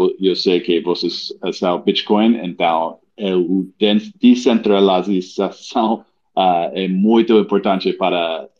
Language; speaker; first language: Portuguese; non-native, learner; English